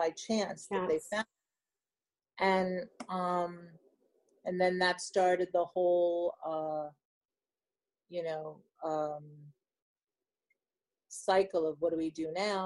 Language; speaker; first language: English; native; English